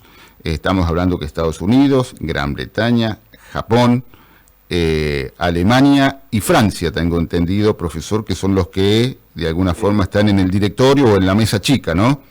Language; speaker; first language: Spanish; native; Spanish